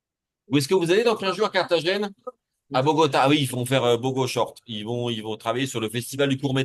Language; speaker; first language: French; native; French